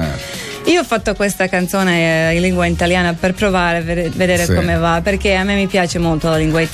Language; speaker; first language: Italian; non-native, learner; Croatian